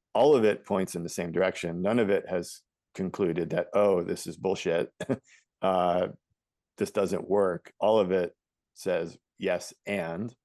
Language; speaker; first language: English; native; English